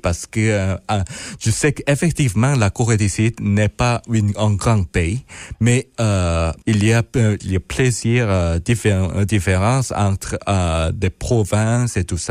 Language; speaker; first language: French; non-native, fluent; Korean